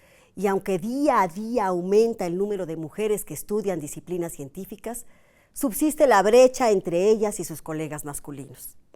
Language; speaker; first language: Spanish; native; Spanish